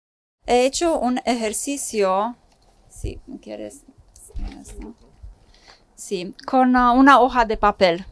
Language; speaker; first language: Spanish; non-native, fluent; Romanian